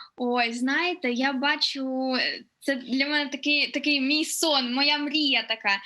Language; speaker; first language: Ukrainian; non-native, local second language; Russian